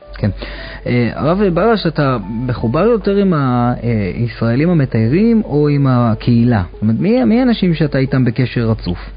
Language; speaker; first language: Hebrew; native; Hebrew